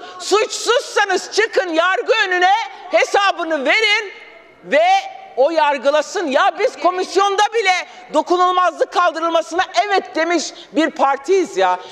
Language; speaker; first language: Turkish; non-native, local second language; Kurdish